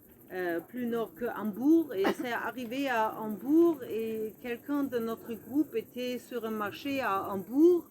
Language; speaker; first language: French; non-native, fluent; German